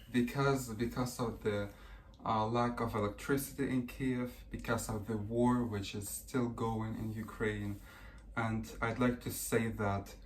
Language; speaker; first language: English; early bilingual, other home language; Russian